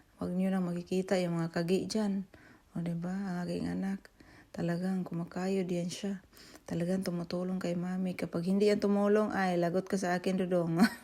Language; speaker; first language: Filipino; native; Filipino